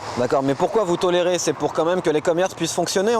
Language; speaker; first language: French; native; French